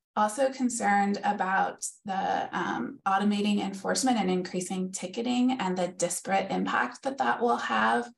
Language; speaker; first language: English; native; English